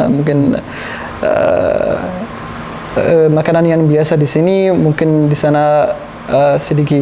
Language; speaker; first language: Indonesian; non-native, learner; Arabic